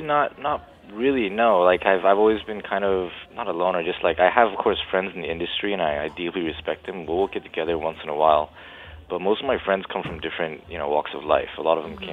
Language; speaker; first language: English; non-native, local second language; Cantonese